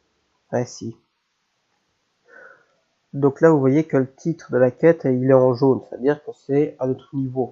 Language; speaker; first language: French; native; French